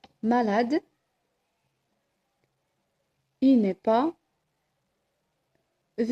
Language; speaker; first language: French; non-native, local second language; Arabic